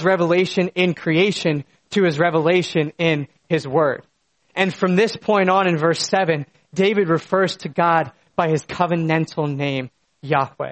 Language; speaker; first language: English; native; English